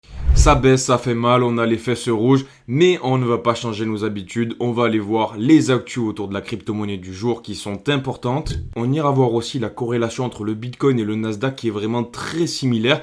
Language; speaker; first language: French; native; French